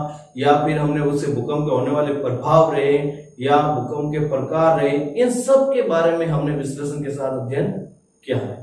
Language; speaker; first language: Hindi; native; Hindi